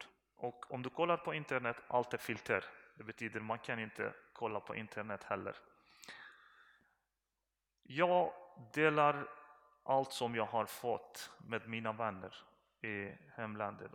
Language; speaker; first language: Swedish; non-native, learner; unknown